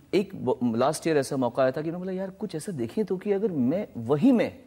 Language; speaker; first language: Hindi; native; Hindi